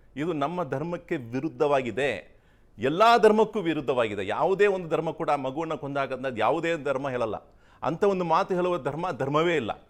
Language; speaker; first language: Kannada; non-native, local second language; Tamil